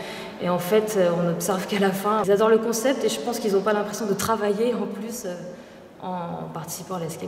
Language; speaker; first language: French; native; French